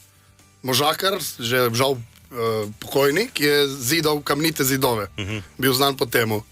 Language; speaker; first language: Slovenian; native; Slovenian